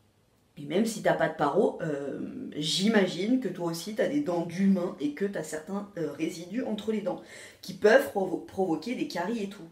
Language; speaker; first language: French; native; French